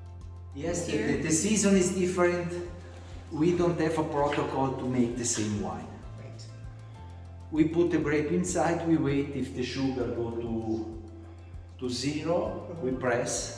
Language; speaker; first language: English; non-native, learner; Italian